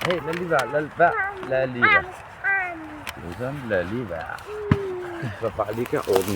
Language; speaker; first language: Danish; native; Danish